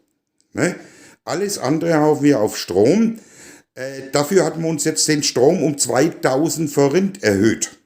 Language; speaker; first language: German; native; German